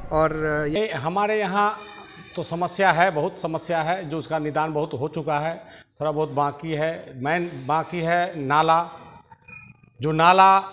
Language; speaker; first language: Hindi; native; Hindi